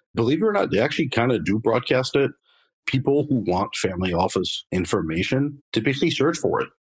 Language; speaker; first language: English; non-native, fluent; French